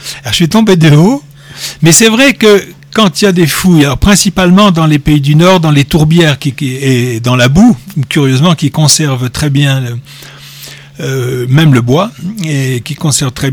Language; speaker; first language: French; native; French